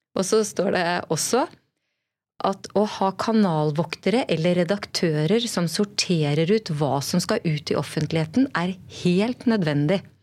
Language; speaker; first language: Norwegian; native; Norwegian